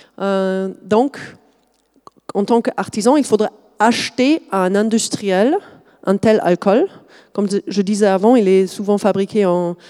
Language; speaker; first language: French; non-native, fluent; German